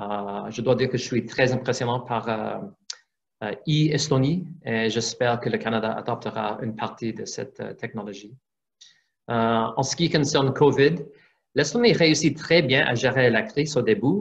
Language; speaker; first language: French; non-native, fluent; English